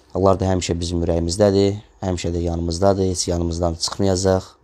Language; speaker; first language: Azerbaijani; non-native, local second language; Russian